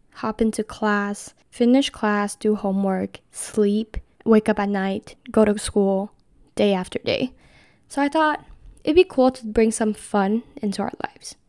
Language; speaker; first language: English; non-native, fluent; Chinese